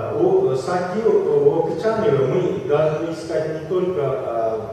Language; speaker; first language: Russian; non-native, local second language; Kyrgyz